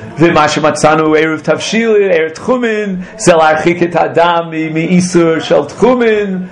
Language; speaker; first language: Hebrew; non-native, fluent; English